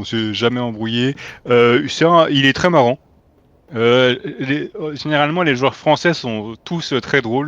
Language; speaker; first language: French; native; French